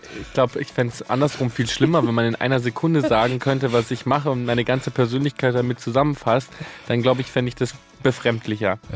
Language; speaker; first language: German; early bilingual, other home language; Italian